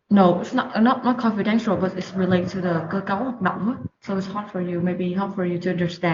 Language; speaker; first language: English; non-native, learner; Vietnamese